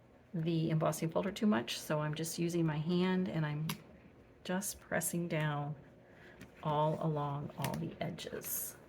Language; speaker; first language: English; native; English